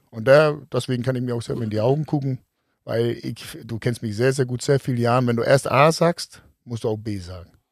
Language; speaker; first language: German; non-native, fluent; Danish